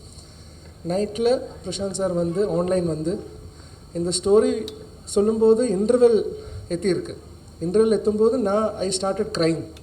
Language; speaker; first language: Tamil; non-native, learner; Malayalam